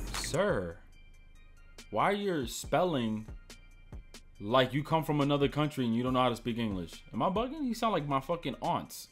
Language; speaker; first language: English; native; English